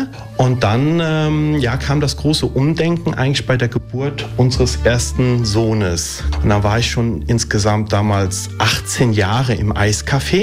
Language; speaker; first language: German; early bilingual, other home language; Italian